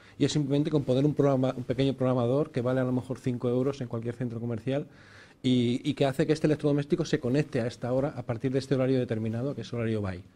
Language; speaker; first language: Spanish; native; Spanish